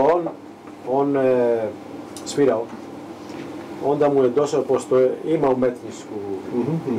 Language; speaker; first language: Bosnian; non-native, learner; Greek